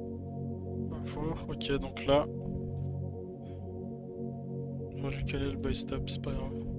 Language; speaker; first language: French; native; French